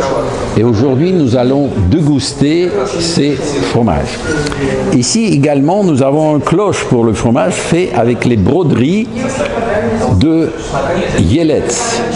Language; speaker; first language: French; non-native, fluent; Russian